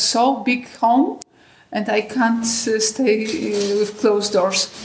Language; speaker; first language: English; non-native, learner; Polish